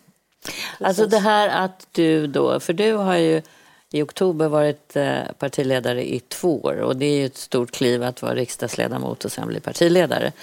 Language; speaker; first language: Swedish; native; Swedish